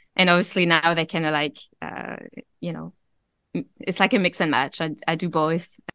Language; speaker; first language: English; non-native, fluent; French